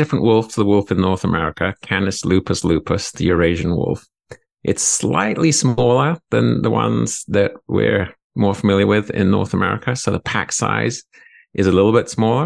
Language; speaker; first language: English; native; English